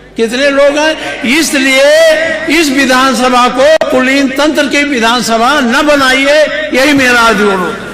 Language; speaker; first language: Hindi; native; Hindi